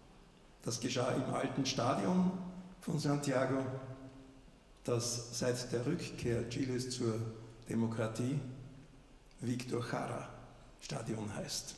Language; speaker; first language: German; native; German